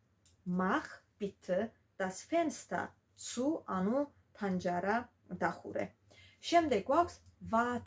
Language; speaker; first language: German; non-native, fluent; Georgian